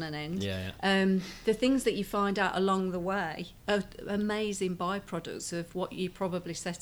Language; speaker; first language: English; native; English